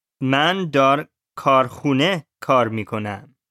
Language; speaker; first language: Persian; non-native, learner; English